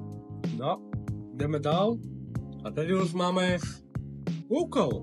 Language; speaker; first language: Czech; non-native, fluent; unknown